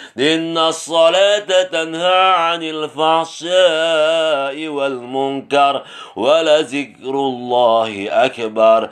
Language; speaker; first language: Arabic; non-native, learner; Indonesian